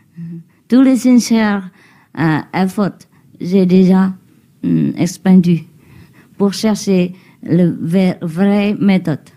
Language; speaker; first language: French; non-native, learner; Vietnamese